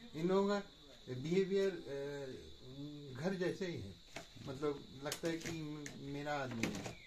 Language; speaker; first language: Hindi; non-native, local second language; Bangla